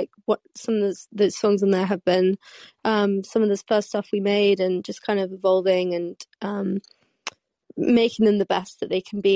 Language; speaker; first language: English; native; English